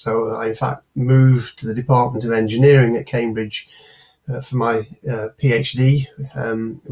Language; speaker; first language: English; native; English